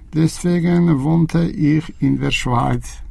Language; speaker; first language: German; non-native, learner; Azerbaijani